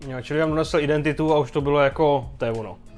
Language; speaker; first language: Czech; native; Czech